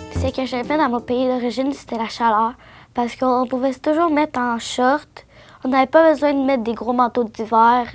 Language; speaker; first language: French; early bilingual, other home language; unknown